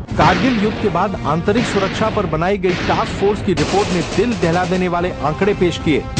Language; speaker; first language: Hindi; native; Hindi